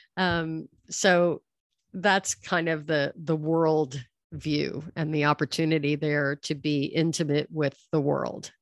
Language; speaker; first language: English; native; English